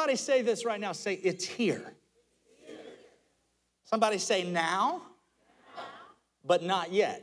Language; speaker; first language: English; native; English